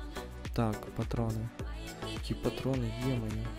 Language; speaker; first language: Russian; native; Russian